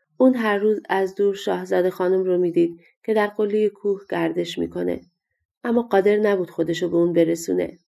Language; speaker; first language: Persian; native; Persian